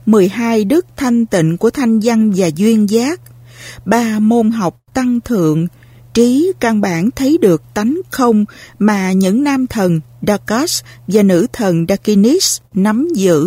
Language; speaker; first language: Vietnamese; native; Vietnamese